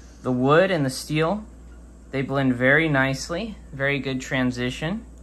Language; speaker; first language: English; native; English